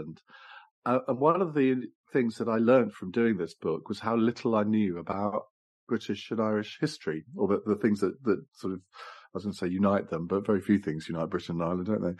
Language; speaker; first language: English; native; English